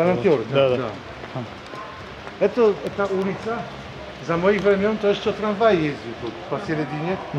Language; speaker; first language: Russian; non-native, learner; Polish